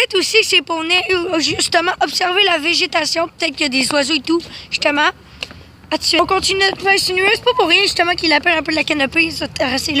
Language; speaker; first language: French; native; French